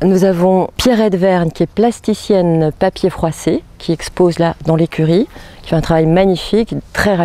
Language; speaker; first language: French; native; French